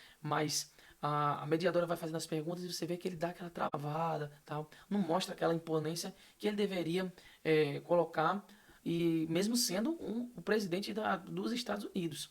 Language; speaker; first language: Portuguese; native; Portuguese